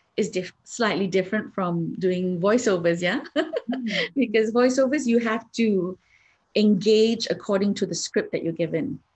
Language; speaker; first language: English; non-native, local second language; Malay